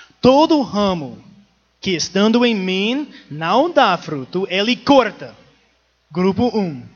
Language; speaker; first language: Portuguese; non-native, learner; English